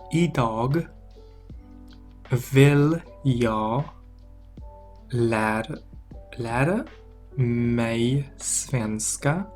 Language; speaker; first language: Swedish; non-native, learner; English